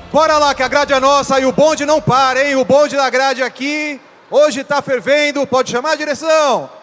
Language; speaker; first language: Portuguese; native; Portuguese